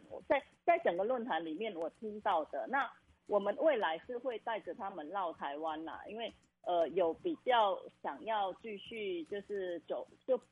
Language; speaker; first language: Chinese; non-native, fluent; Khmer